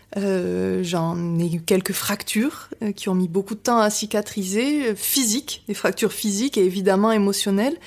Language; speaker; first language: French; native; French